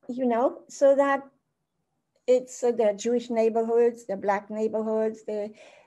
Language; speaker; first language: English; early bilingual, other home language; German